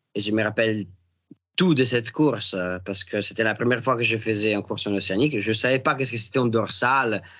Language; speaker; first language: French; non-native, fluent; Italian